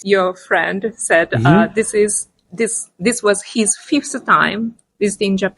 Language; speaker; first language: English; non-native, fluent; Japanese